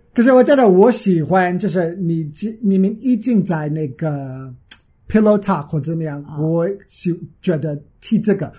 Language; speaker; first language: Chinese; non-native, fluent; English